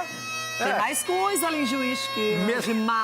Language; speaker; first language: Portuguese; native; Portuguese